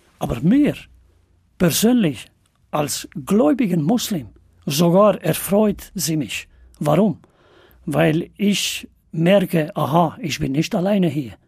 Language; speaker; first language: German; non-native, fluent; Albanian